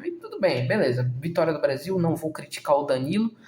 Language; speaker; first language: Portuguese; native; Portuguese